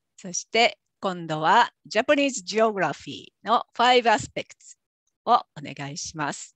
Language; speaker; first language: Japanese; native; Japanese